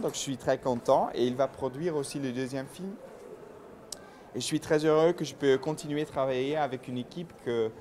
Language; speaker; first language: French; non-native, local second language; Dutch